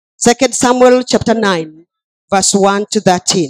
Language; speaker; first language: English; non-native, local second language; Swahili